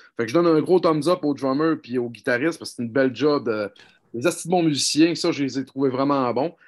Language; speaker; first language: French; native; French